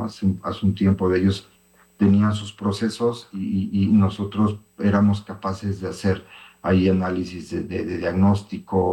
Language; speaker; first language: Spanish; native; Spanish